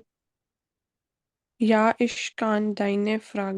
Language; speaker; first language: German; non-native, learner; Hindi